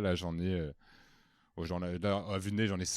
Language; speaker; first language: French; native; French